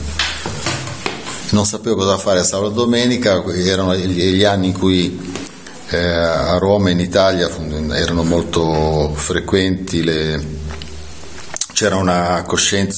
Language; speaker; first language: Italian; native; Italian